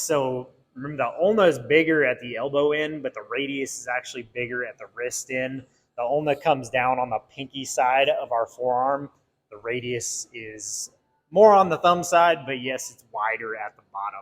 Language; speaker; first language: English; native; English